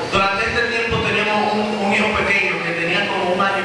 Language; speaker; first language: Spanish; native; Spanish